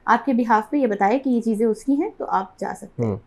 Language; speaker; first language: Urdu; native; Urdu